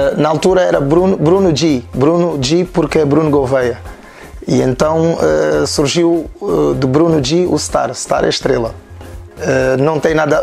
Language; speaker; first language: Portuguese; native; Portuguese